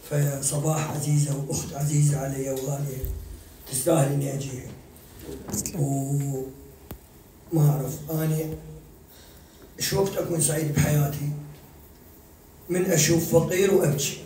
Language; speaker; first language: Arabic; native; Arabic